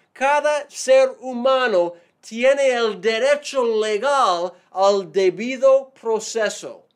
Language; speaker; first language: Spanish; non-native, fluent; English